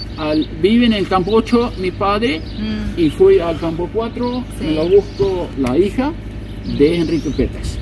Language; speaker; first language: Spanish; non-native, local second language; Plautdietsch